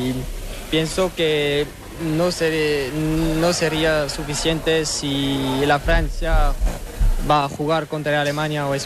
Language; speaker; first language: Spanish; non-native, learner; French